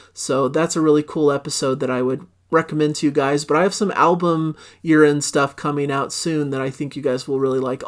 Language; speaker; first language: English; native; English